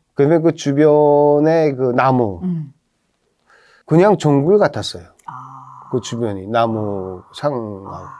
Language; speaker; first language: Korean; native; Korean